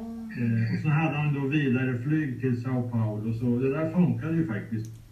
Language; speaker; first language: Swedish; native; Swedish